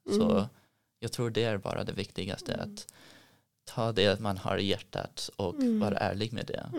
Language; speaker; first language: Swedish; early bilingual, heritage; Swedish